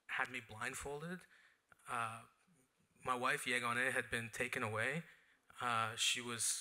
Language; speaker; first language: English; native; English